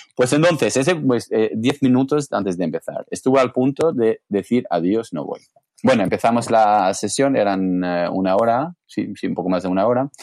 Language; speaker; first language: Spanish; non-native, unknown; English